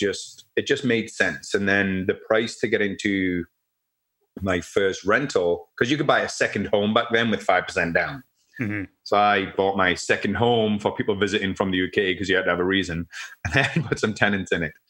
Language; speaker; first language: English; native; English